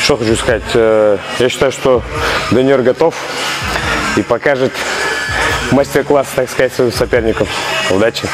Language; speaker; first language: Russian; native; Russian